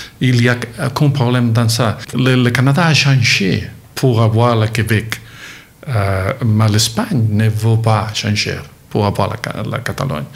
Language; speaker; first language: French; non-native, learner; Catalan